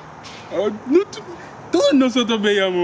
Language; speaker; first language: Spanish; non-native, fluent; Haitian Creole